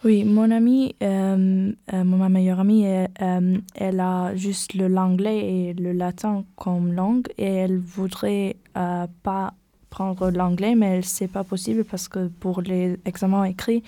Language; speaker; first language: French; non-native, learner; German